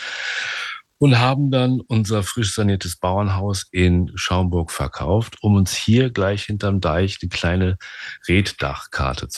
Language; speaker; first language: German; native; German